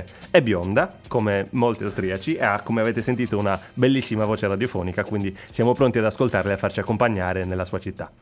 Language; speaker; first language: Italian; native; Italian